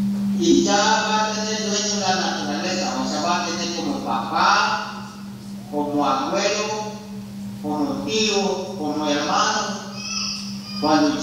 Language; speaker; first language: Spanish; non-native, local second language; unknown